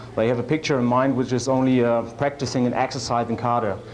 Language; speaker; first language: English; non-native, fluent; German